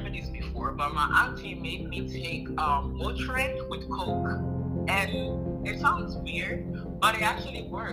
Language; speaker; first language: English; non-native, fluent; Italian